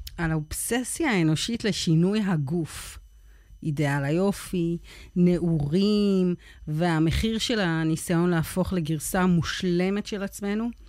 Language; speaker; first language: Hebrew; native; Hebrew